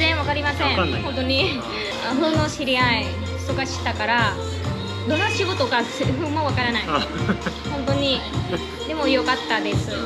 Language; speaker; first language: Japanese; non-native, learner; Vietnamese